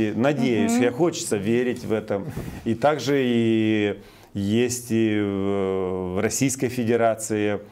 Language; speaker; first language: Russian; non-native, local second language; Romanian